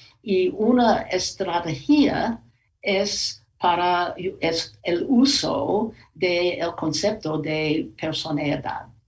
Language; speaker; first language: Spanish; non-native, learner; English